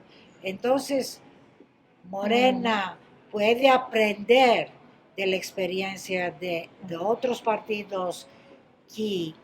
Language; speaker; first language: Spanish; non-native, fluent; Greek